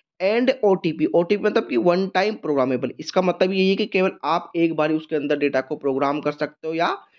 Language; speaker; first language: Hindi; native; Hindi